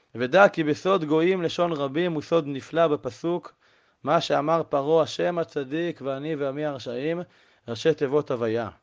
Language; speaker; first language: Hebrew; native; Hebrew